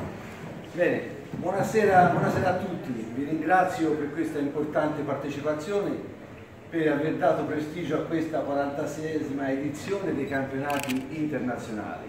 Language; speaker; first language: Italian; native; Italian